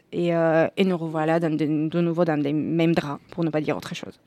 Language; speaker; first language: French; non-native, fluent; Spanish